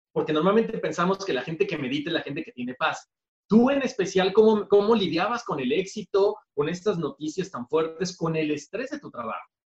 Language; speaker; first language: Spanish; native; Spanish